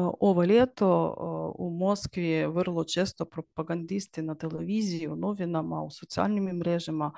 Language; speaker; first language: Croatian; non-native, learner; Ukrainian